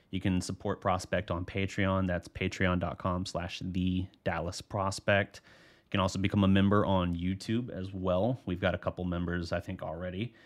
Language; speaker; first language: English; native; English